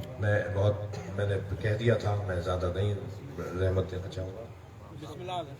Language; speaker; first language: Urdu; native; Urdu